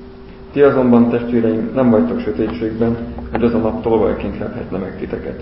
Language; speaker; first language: Hungarian; native; Hungarian